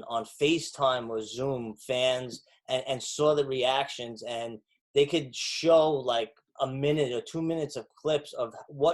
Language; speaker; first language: English; native; English